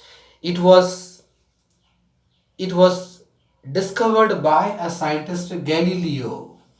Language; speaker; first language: English; non-native, local second language; Tamil